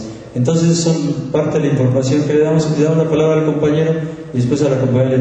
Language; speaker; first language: Spanish; native; Spanish